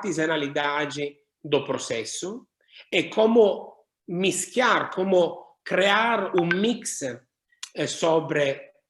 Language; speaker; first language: Portuguese; non-native, learner; Italian